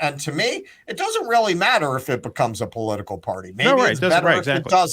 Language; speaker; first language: English; native; English